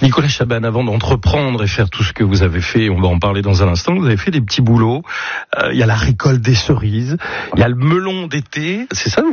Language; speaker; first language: French; native; French